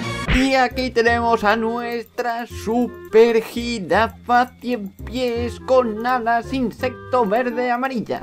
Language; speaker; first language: Spanish; native; Spanish